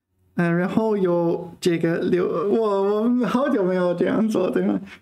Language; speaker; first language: Chinese; non-native, fluent; English